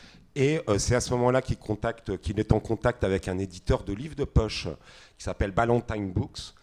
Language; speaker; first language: French; native; French